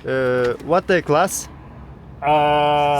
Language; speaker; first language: English; non-native, learner; Kazakh